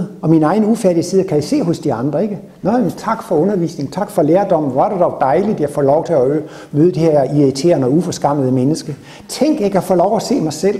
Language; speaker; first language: Danish; native; Danish